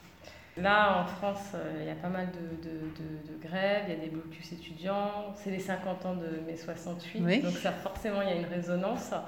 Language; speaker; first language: French; native; French